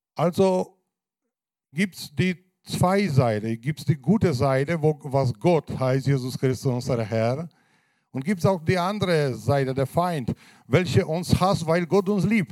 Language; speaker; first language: German; non-native, fluent; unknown